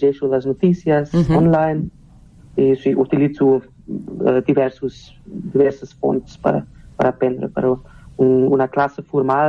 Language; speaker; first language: Catalan; non-native, fluent; German